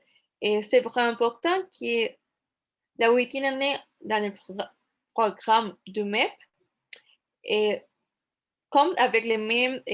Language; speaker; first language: French; non-native, fluent; Spanish